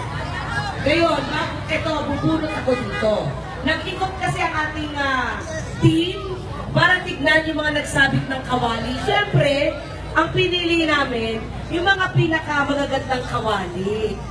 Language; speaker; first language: Filipino; native; Filipino